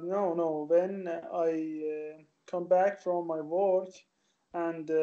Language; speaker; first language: English; non-native, learner; Persian